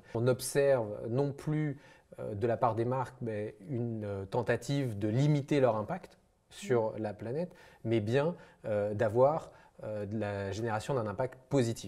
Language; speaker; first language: French; native; French